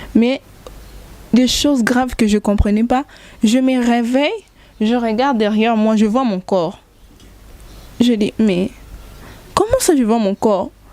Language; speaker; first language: French; non-native, local second language; Lingala